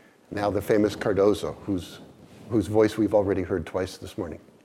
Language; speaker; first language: English; native; English